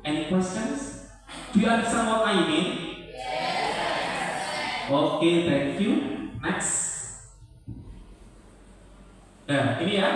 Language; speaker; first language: English; non-native, learner; Indonesian